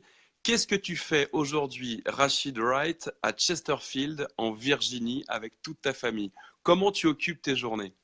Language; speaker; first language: French; native; French